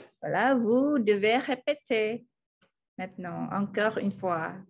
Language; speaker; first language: French; non-native, fluent; Indonesian